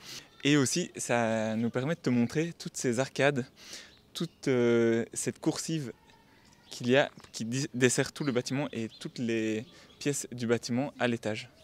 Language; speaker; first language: French; native; French